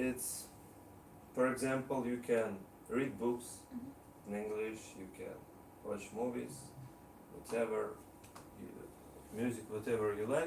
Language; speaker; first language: English; non-native, learner; Russian